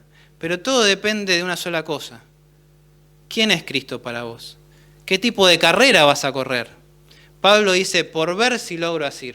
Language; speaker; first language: Spanish; native; Spanish